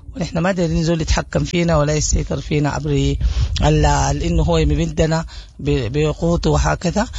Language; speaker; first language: Arabic; native; Arabic